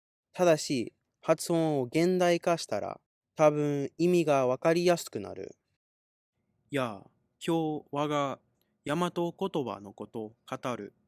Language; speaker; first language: Japanese; non-native, learner; English